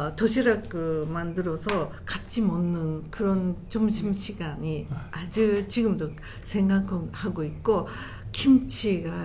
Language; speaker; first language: Korean; non-native, fluent; Japanese